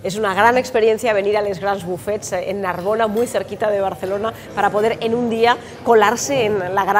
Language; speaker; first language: Spanish; native; Spanish